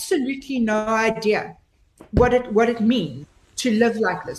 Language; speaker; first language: English; native; English